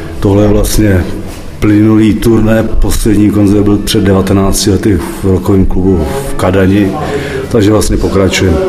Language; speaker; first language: Czech; native; Czech